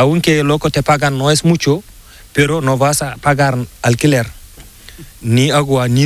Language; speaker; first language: Spanish; non-native, learner; Fula